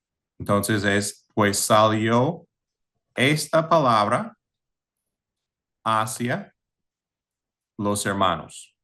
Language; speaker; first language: Spanish; non-native, fluent; English